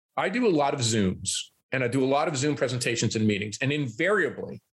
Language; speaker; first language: English; native; English